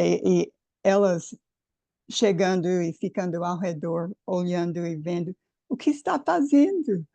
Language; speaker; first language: Portuguese; non-native, fluent; English